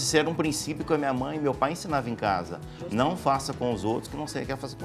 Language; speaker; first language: Portuguese; native; Portuguese